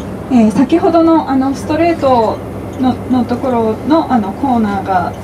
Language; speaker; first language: Japanese; non-native, fluent; French